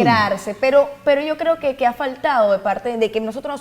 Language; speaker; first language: Spanish; native; Spanish